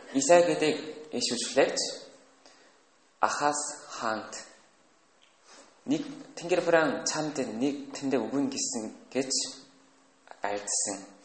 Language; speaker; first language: Mongolian; non-native, fluent; Korean